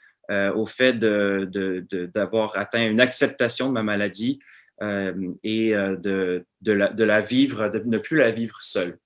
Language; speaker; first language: French; native; French